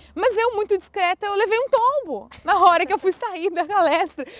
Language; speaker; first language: Portuguese; native; Portuguese